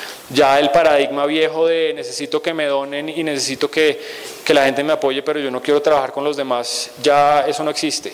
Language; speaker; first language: Spanish; native; Spanish